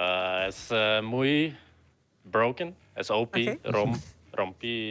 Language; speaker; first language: Spanish; non-native, learner; English